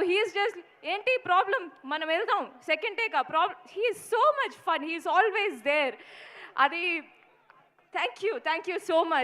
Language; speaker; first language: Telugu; non-native, fluent; Malayalam